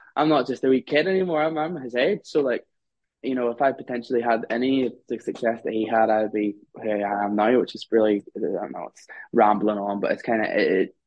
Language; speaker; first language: English; native; English